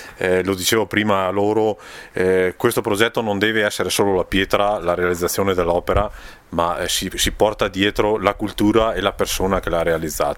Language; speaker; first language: Italian; native; Italian